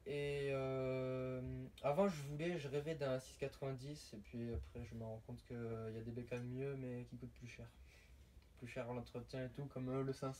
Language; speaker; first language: French; native; French